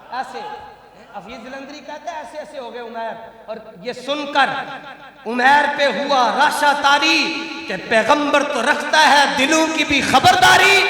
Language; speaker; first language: Urdu; non-native, local second language; Punjabi